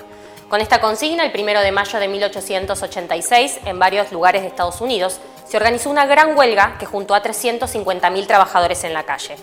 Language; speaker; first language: Spanish; native; Spanish